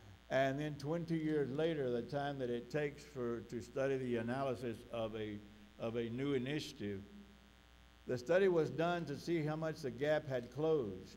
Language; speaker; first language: English; early bilingual, other home language; Spanish